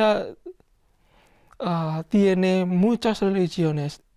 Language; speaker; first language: Spanish; non-native, learner; Indonesian